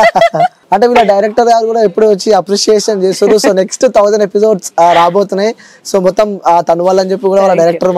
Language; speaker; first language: Telugu; native; Telugu